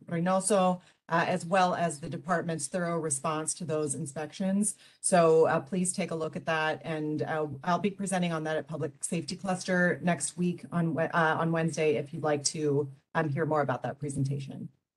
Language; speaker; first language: English; native; English